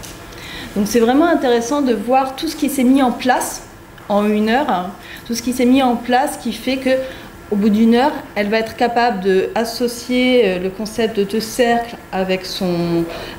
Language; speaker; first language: French; native; French